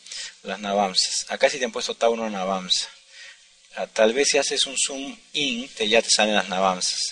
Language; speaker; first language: Spanish; native; Spanish